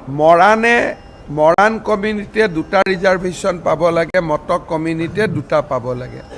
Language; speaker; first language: Assamese; native; Assamese